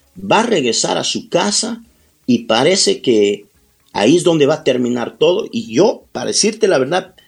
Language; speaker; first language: Spanish; early bilingual, heritage; Spanish